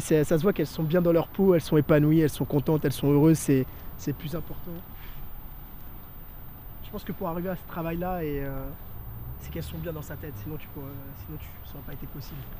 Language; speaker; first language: French; early bilingual, other home language; Portuguese